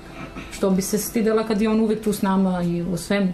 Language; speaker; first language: Serbian; native; Serbian